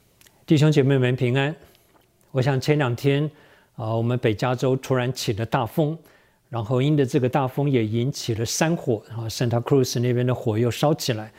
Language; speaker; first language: Chinese; native; Chinese